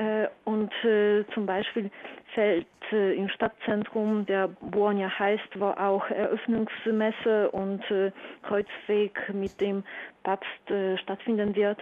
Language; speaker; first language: German; non-native, fluent; Polish